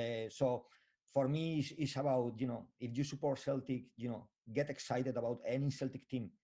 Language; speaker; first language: English; non-native, fluent; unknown